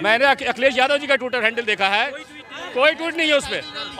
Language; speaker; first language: Hindi; native; Hindi